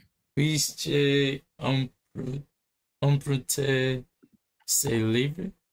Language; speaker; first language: French; non-native, learner; English